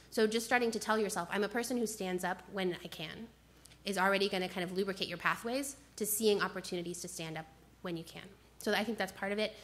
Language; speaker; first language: English; native; English